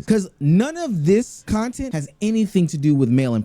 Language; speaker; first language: English; native; English